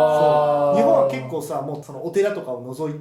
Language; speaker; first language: Japanese; native; Japanese